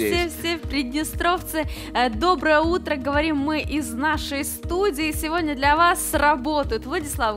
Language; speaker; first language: Russian; native; Russian